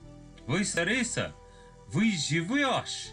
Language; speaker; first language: Russian; non-native, learner; English